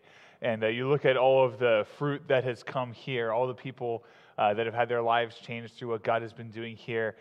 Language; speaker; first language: English; native; English